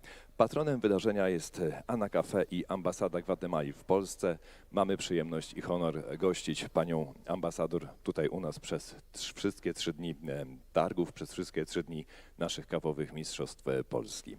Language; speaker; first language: Polish; native; Polish